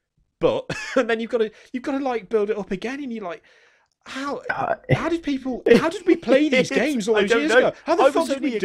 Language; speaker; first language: English; native; English